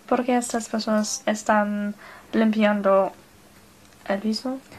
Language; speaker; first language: Spanish; non-native, learner; English